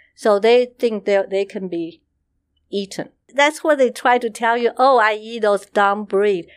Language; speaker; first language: English; non-native, fluent; Chinese